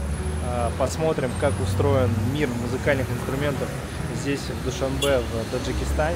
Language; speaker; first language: Russian; native; Russian